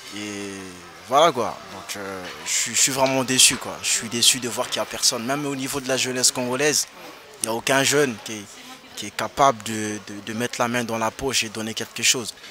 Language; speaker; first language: French; early bilingual, other home language; Lingala